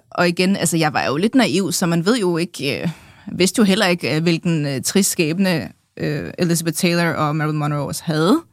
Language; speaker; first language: Danish; early bilingual, other home language; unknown